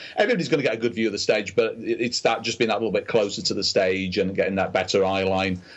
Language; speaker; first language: English; native; English